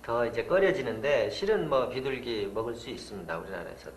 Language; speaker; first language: Korean; native; Korean